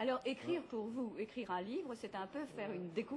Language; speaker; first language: French; native; French